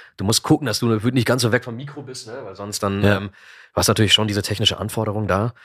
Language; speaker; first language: German; native; German